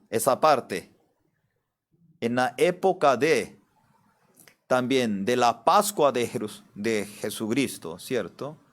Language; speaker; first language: Spanish; non-native, fluent; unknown